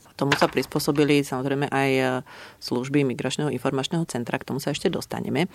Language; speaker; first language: Slovak; native; Slovak